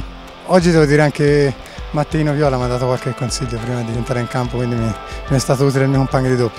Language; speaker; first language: Italian; native; Italian